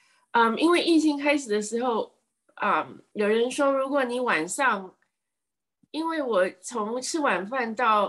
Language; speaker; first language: Chinese; early bilingual, heritage; English